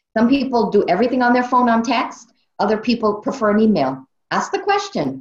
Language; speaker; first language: English; native; English